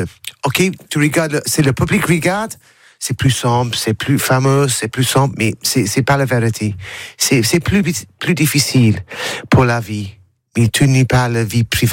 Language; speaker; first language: French; non-native, learner; English